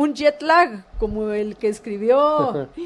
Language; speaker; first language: Spanish; native; Spanish